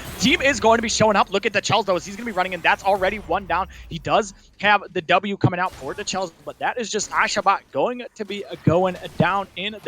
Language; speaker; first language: English; native; English